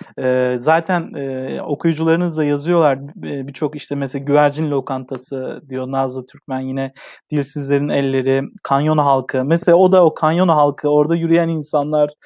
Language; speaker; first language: Turkish; native; Turkish